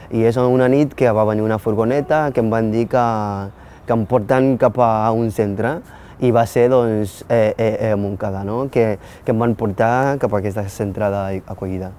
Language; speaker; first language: Catalan; non-native, fluent; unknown